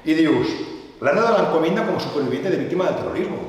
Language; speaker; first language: Spanish; native; Spanish